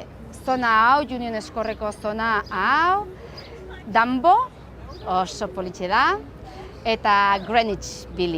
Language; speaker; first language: Basque; non-native, local second language; Spanish